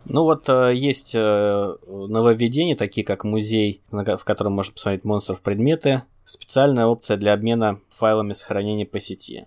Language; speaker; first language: Russian; native; Russian